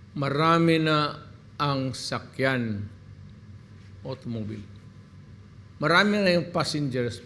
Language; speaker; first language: Filipino; non-native, local second language; Cebuano